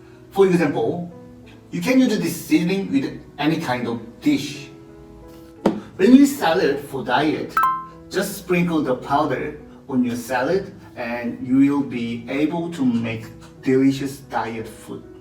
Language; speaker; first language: English; non-native, learner; Korean